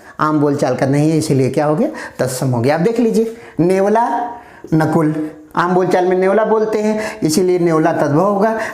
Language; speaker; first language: Hindi; native; Hindi